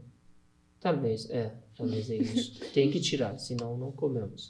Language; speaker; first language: Portuguese; non-native, learner; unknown